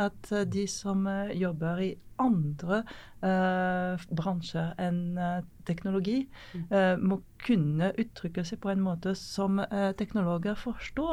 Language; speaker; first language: Norwegian; non-native, fluent; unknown